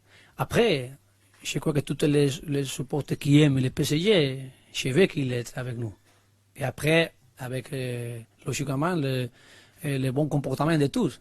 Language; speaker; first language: French; non-native, learner; Spanish